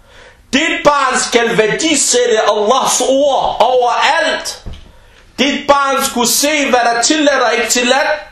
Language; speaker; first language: Danish; early bilingual, other home language; Arabic